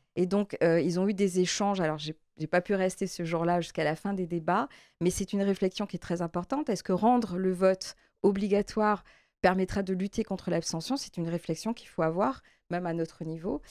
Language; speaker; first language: French; native; French